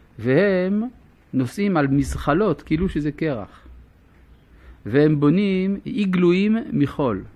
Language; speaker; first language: Hebrew; non-native, fluent; French